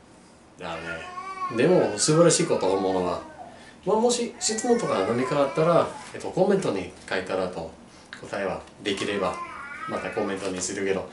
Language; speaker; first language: Japanese; non-native, learner; English